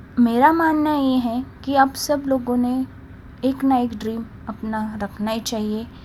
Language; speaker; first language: Hindi; non-native, local second language; Marathi